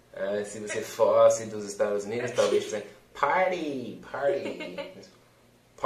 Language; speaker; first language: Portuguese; non-native, fluent; English